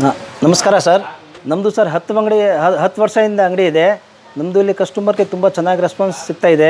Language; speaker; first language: Kannada; non-native, local second language; Hindi